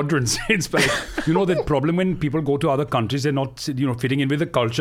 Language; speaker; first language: English; native; English